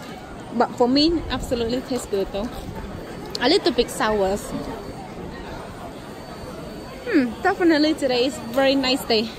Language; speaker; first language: English; non-native, fluent; Khmer